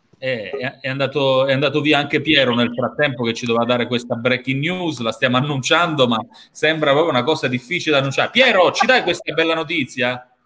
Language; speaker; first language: Italian; native; Italian